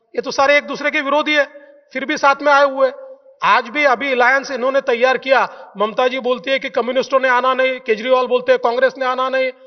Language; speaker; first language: Hindi; non-native, local second language; Marathi